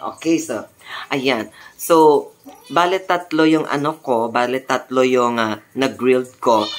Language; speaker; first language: Filipino; non-native, local second language; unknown